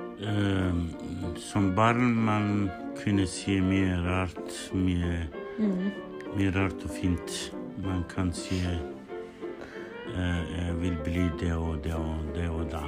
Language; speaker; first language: Norwegian; non-native, learner; Kurdish